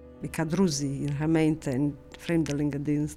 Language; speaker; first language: Dutch; non-native, learner; Bosnian